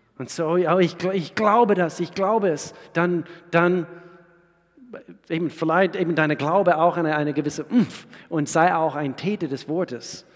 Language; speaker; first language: German; non-native, fluent; English